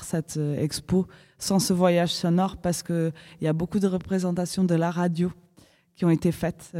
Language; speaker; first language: French; non-native, fluent; Portuguese